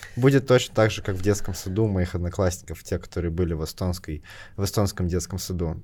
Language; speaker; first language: Russian; native; Russian